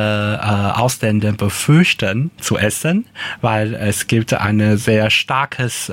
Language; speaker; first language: German; non-native, learner; Chinese